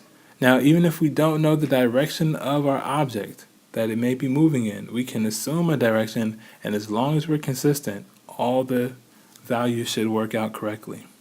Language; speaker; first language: English; native; English